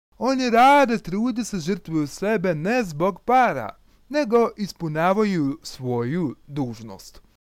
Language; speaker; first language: Croatian; non-native, learner; Russian